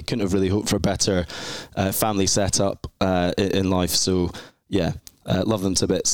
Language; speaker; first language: English; native; English